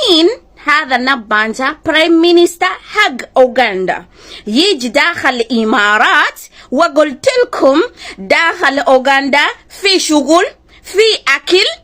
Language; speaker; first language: Arabic; non-native, learner; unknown